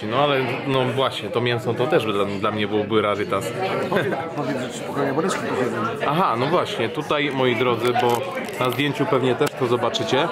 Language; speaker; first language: Polish; native; Polish